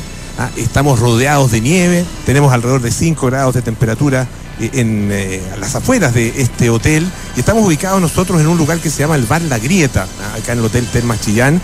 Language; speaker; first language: Spanish; native; Spanish